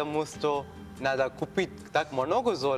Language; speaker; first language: Russian; non-native, learner; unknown